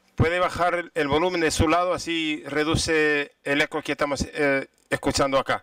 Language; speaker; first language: Spanish; non-native, fluent; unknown